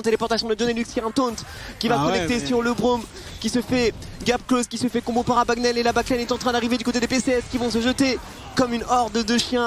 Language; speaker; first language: French; native; French